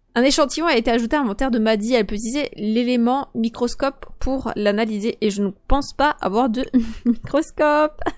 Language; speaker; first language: French; native; French